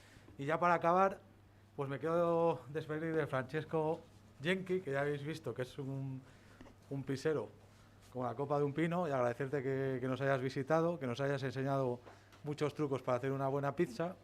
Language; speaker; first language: Spanish; native; Spanish